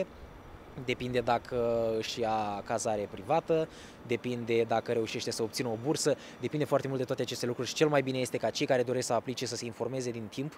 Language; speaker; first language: Romanian; native; Romanian